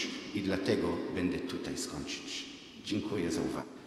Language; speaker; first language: Polish; non-native, fluent; Hebrew